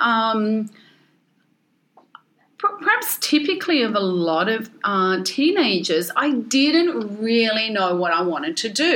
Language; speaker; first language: English; native; English